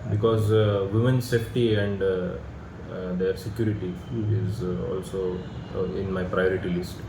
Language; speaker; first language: English; non-native, local second language; Marathi